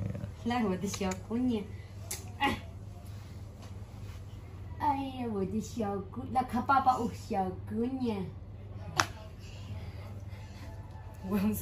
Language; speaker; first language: Chinese; non-native, learner; Nepali